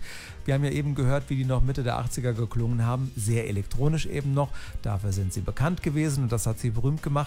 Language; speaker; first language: German; native; German